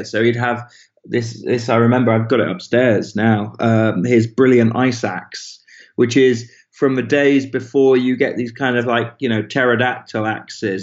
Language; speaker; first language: English; native; English